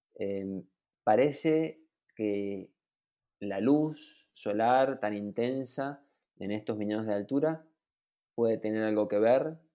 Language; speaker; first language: Spanish; native; Spanish